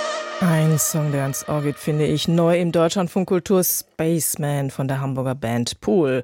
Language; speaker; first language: German; native; German